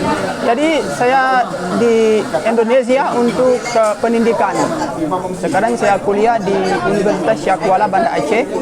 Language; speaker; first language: Indonesian; non-native, fluent; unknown